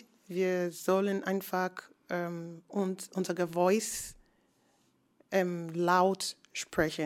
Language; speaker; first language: German; non-native, learner; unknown